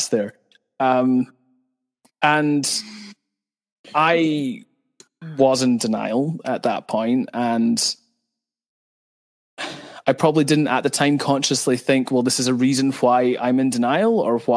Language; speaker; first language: English; native; English